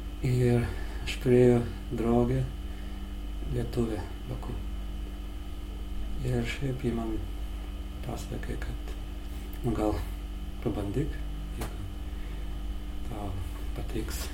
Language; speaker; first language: Lithuanian; non-native, learner; Azerbaijani